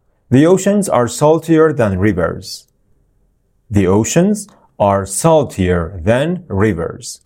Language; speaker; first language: English; non-native, fluent; Persian